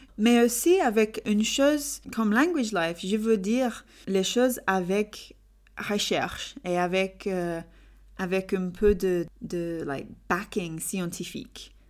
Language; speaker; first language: French; non-native, learner; English